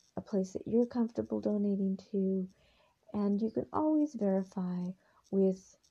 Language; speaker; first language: English; early bilingual, other home language; Spanish